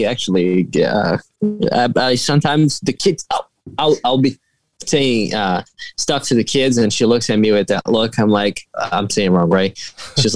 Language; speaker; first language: English; non-native, fluent; Portuguese